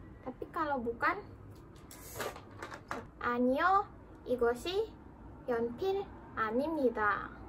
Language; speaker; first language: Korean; non-native, fluent; Indonesian